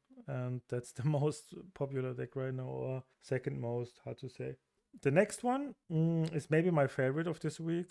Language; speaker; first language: English; non-native, fluent; German